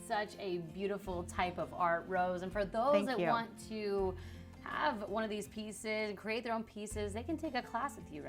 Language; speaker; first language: English; native; English